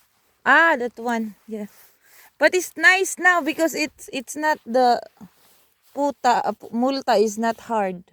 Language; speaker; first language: English; non-native, local second language; Cebuano